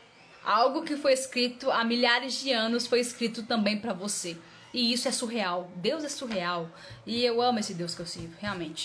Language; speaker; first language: Portuguese; native; Portuguese